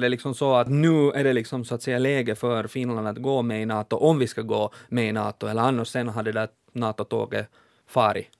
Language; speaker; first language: Swedish; native; Swedish